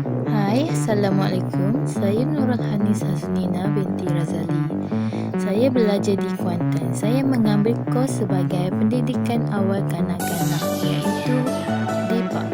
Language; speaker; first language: Malay; native; Malay